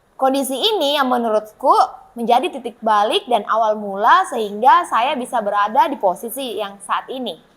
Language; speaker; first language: Indonesian; native; Indonesian